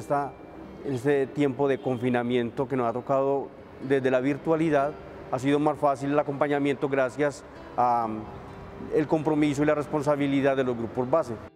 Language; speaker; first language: Spanish; native; Spanish